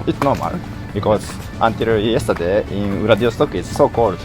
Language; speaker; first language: English; non-native, learner; Japanese